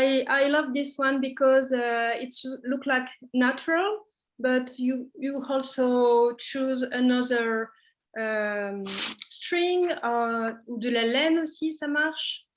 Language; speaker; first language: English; non-native, learner; French